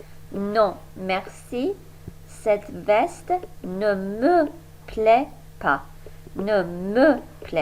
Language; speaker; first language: French; non-native, fluent; Persian